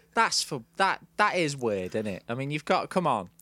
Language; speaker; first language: English; native; English